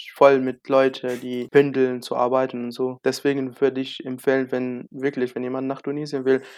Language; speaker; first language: German; non-native, learner; Arabic